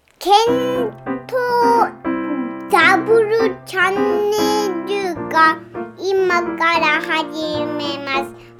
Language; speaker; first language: Japanese; early bilingual, heritage; Japanese